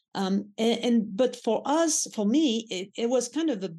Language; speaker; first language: English; non-native, fluent; French